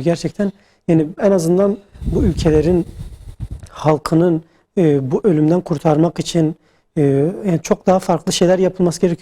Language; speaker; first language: Turkish; native; Turkish